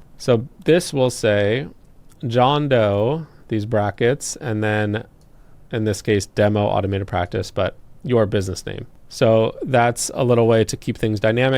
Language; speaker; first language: English; native; English